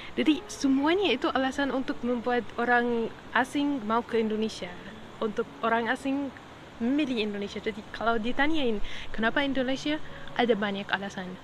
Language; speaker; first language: Indonesian; non-native, fluent; Arabic